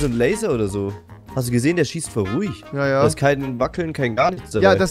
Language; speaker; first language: German; native; German